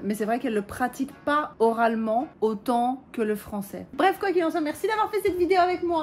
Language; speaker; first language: French; native; French